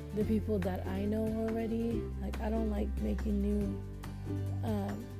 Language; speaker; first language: English; non-native, local second language; Filipino